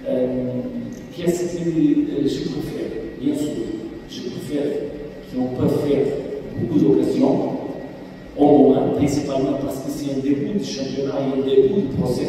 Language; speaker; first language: French; non-native, fluent; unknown